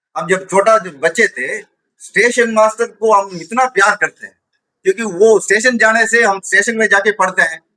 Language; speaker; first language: Hindi; non-native, local second language; Tamil